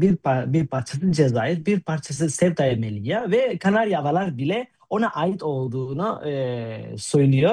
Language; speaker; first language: Turkish; non-native, fluent; Spanish